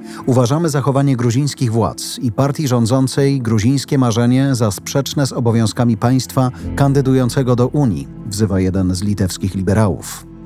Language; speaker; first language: Polish; native; Polish